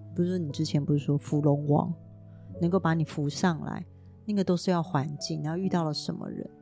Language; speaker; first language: Chinese; native; Chinese